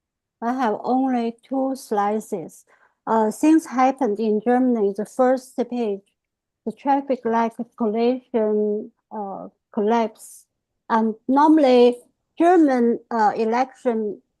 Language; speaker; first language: English; non-native, fluent; Chinese